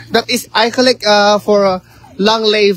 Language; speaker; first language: Dutch; non-native, learner; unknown